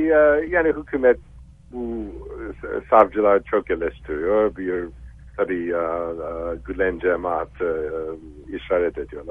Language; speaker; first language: Turkish; non-native, fluent; English